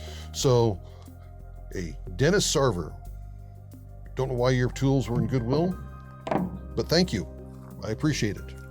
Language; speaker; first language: English; native; English